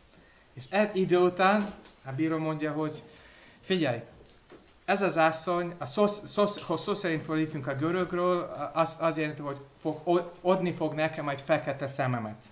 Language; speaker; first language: Hungarian; non-native, learner; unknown